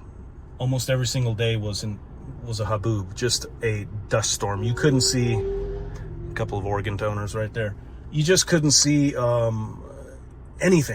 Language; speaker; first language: English; native; English